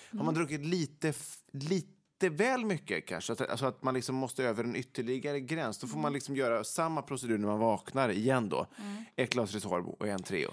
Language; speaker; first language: Swedish; native; Swedish